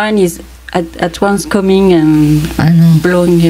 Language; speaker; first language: English; non-native, fluent; French